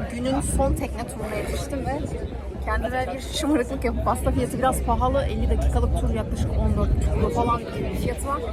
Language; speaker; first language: Turkish; native; Turkish